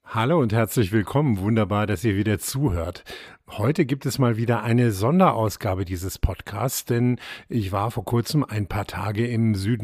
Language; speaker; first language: German; native; German